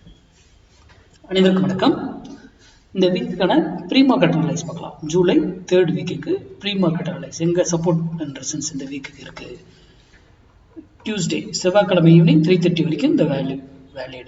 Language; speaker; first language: Tamil; native; Tamil